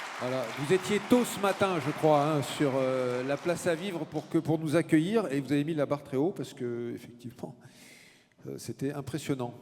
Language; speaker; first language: French; native; French